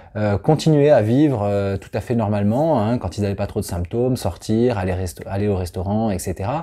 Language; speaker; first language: French; native; French